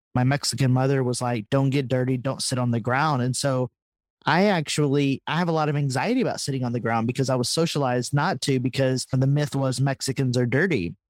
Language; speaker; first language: English; native; English